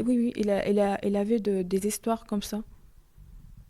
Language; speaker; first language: French; non-native, learner; Arabic